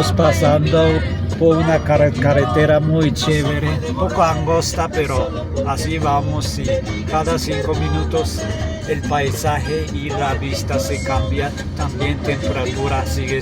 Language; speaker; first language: Spanish; non-native, fluent; Japanese